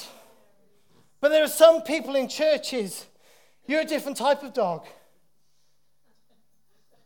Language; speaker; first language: English; native; English